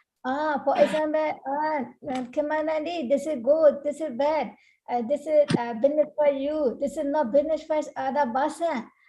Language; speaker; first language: English; non-native, learner; Burmese